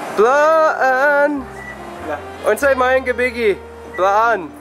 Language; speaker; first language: English; native; English